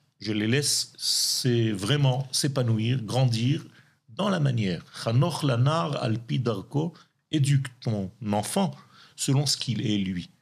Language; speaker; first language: French; non-native, local second language; Hebrew